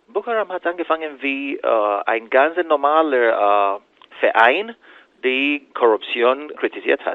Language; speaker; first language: German; non-native, fluent; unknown